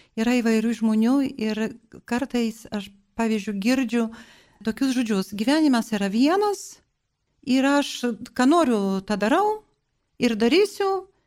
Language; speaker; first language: Lithuanian; non-native, local second language; Polish